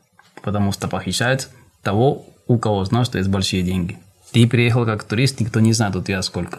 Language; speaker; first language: Russian; non-native, fluent; Spanish